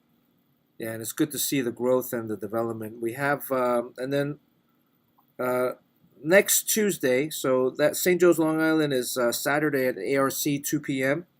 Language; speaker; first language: English; native; English